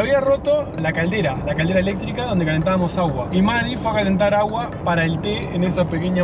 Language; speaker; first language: Spanish; native; Spanish